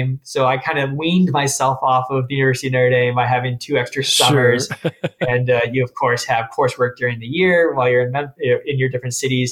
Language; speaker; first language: English; native; English